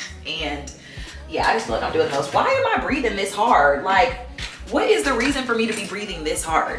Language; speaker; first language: English; native; English